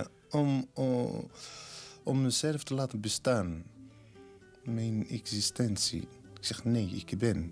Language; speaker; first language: Dutch; non-native, learner; Berber languages